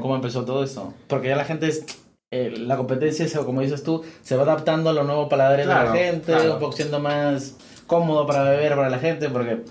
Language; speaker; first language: Spanish; native; Spanish